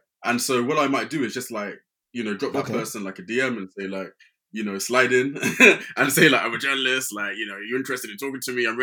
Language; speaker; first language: English; native; English